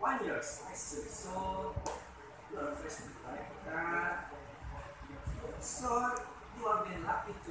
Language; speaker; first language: English; non-native, learner; Indonesian